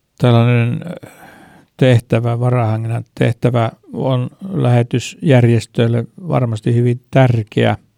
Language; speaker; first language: Finnish; native; Finnish